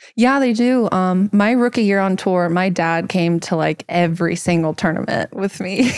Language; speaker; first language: English; native; English